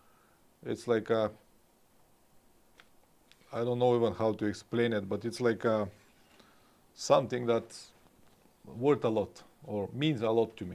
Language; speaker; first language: English; non-native, fluent; Bulgarian